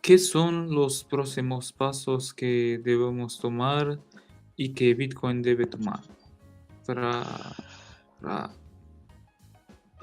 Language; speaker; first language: Spanish; non-native, learner; Portuguese